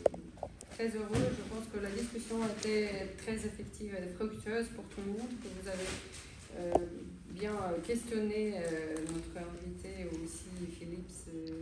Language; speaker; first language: French; non-native, fluent; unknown